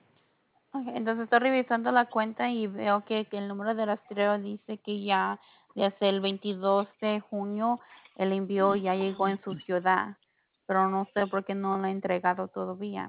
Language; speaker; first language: Spanish; early bilingual, heritage; Spanish